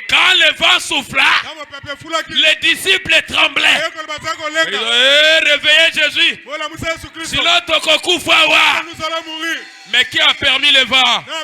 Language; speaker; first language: French; non-native, local second language; Lingala